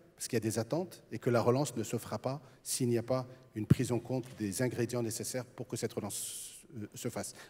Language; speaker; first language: French; non-native, local second language; Arabic